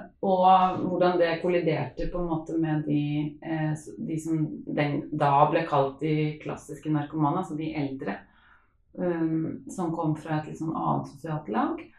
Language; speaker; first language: Norwegian; native; Norwegian